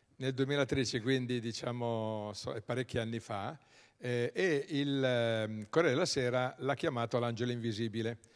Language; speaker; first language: Italian; native; Italian